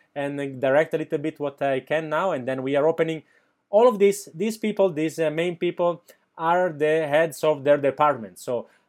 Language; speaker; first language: English; non-native, fluent; Italian